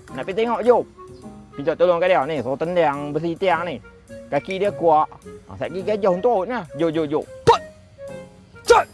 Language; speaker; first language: Malay; native; Malay